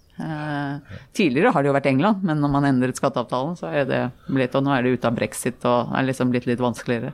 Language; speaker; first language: Norwegian; native; Norwegian